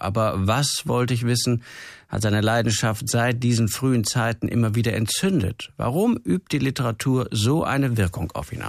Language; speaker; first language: German; native; German